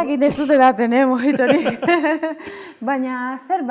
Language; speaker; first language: Basque; non-native, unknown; Spanish